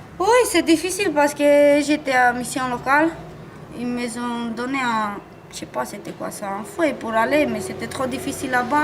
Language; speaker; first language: French; non-native, learner; Romanian